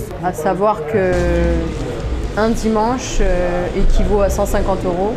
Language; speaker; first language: French; native; French